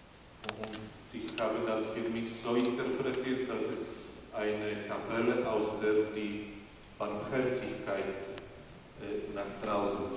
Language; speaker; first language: German; non-native, fluent; Polish